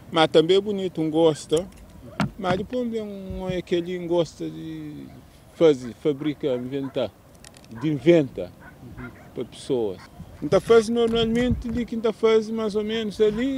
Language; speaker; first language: Portuguese; non-native, local second language; Kabuverdianu